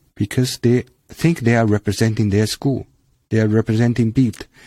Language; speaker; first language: English; non-native, fluent; Chinese